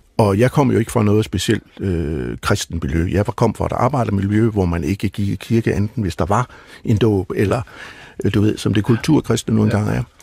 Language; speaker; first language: Danish; native; Danish